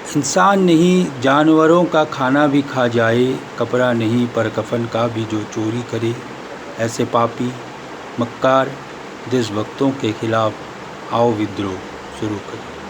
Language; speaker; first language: Hindi; non-native, local second language; Assamese